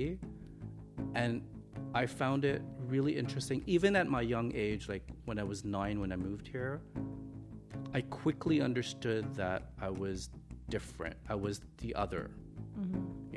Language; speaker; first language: English; native; English